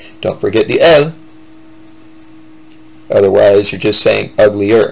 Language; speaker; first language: English; native; English